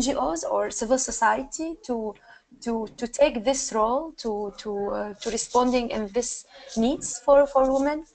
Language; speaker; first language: English; non-native, learner; Arabic